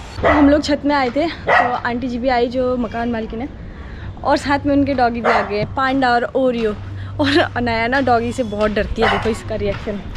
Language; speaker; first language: Hindi; native; Hindi